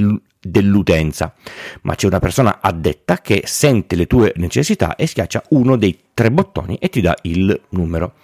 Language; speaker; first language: Italian; native; Italian